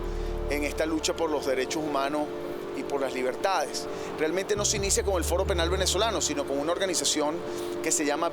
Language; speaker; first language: Spanish; native; Spanish